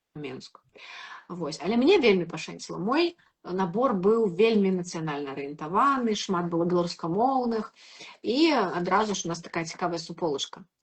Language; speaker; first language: Belarusian; non-native, local second language; Russian